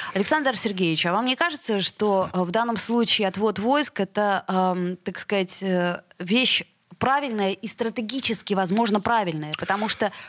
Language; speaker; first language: Russian; native; Russian